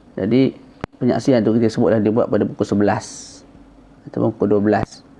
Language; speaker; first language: Malay; native; Malay